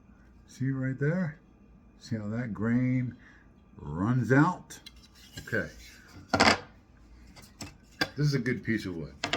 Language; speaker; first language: English; native; English